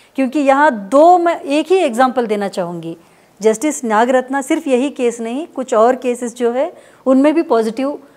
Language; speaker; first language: Hindi; non-native, local second language; Kannada